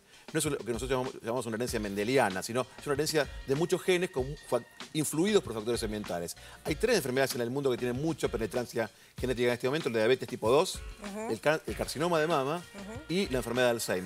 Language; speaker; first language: Spanish; native; Spanish